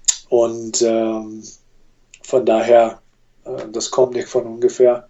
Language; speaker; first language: German; non-native, fluent; English